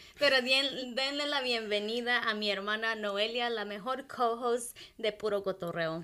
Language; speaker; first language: Spanish; non-native, local second language; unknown